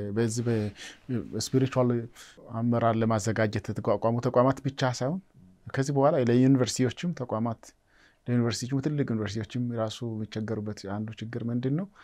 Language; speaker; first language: Amharic; non-native, local second language; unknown